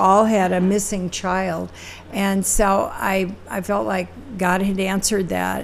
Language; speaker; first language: English; native; English